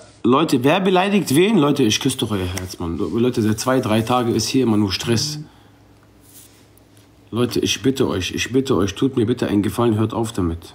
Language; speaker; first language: German; non-native, local second language; Arabic